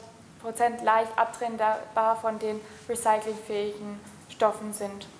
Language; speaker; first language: German; native; German